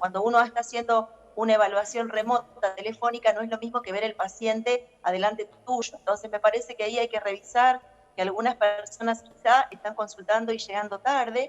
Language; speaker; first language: Spanish; native; Spanish